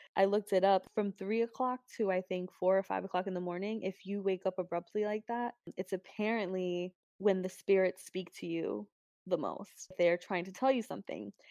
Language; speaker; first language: English; native; English